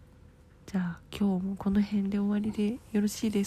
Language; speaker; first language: Japanese; native; Japanese